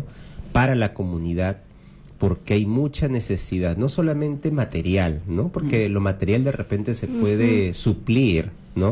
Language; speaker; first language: Spanish; native; Spanish